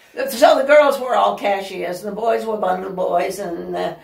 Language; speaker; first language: English; native; English